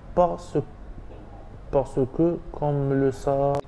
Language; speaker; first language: French; non-native, local second language; Arabic